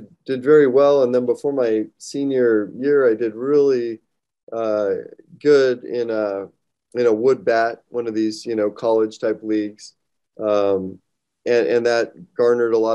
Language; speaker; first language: English; native; English